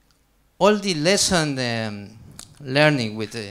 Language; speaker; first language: English; non-native, learner; Spanish